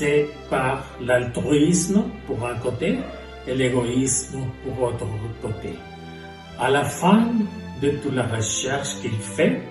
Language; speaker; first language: French; non-native, fluent; Spanish